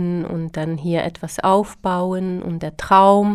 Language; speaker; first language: German; early bilingual, other home language; Slovak